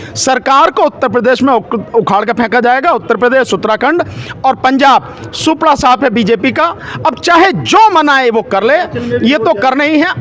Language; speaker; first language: Hindi; native; Hindi